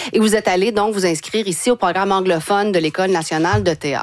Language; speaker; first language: French; native; French